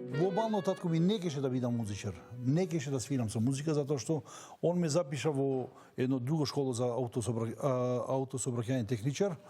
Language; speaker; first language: Macedonian; non-native, local second language; Romany